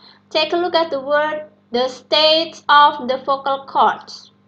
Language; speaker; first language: English; non-native, fluent; Indonesian